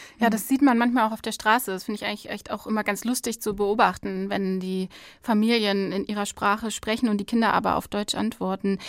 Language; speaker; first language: German; native; German